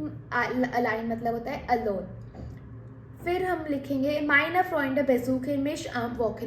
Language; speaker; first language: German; non-native, fluent; Hindi